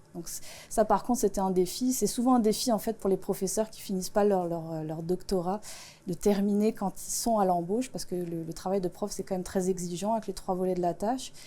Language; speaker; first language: French; non-native, local second language; Swiss German